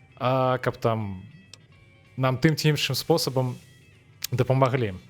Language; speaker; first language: Belarusian; non-native, local second language; Russian